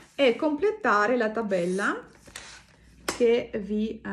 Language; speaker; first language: Italian; non-native, fluent; Russian